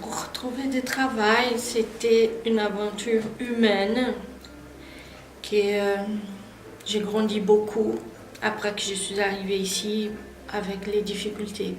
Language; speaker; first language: French; non-native, fluent; Portuguese